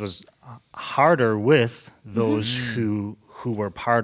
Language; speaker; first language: English; native; English